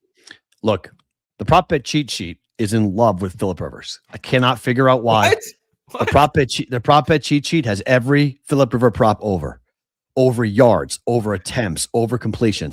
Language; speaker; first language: English; native; English